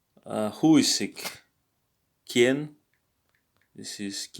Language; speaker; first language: Spanish; non-native, learner; English